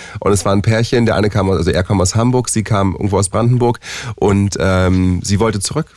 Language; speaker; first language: German; native; German